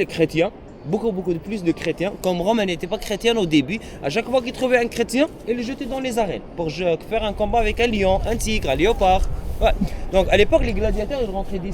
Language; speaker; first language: French; non-native, local second language; Arabic